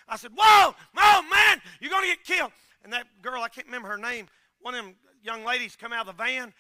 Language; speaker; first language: English; native; English